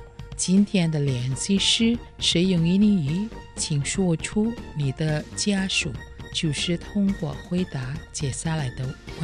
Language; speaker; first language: Chinese; non-native, learner; Indonesian